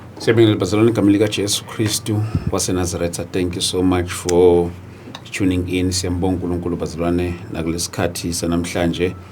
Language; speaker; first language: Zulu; native; Zulu